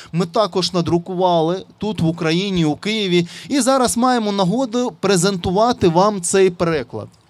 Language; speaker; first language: Ukrainian; non-native, local second language; Russian